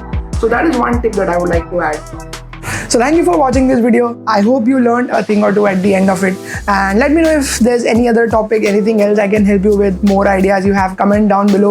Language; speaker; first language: English; non-native, local second language; Hindi